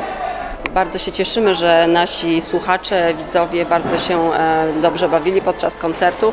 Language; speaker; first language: Polish; native; Polish